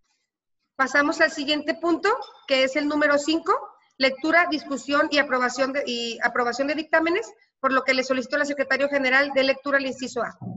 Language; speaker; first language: Spanish; native; Spanish